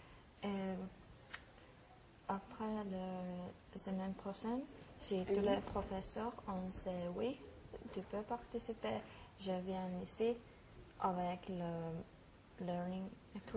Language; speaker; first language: French; non-native, learner; Finnish